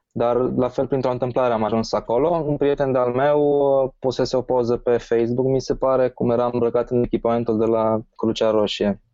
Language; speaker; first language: Romanian; native; Romanian